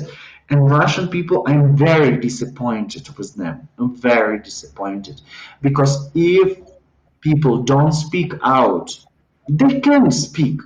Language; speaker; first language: English; non-native, fluent; Ukrainian